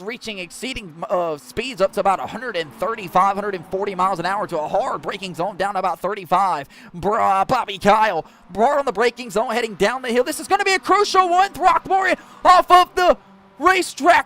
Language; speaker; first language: English; native; English